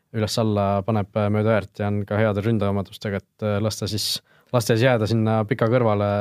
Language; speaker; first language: Estonian; native; Estonian